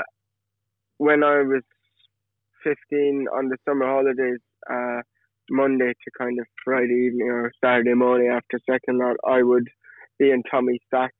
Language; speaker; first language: English; native; English